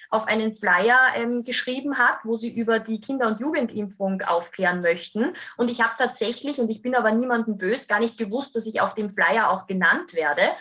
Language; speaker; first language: German; native; German